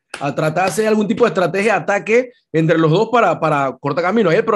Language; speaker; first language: Spanish; native; Spanish